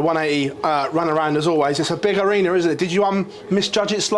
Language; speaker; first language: English; native; English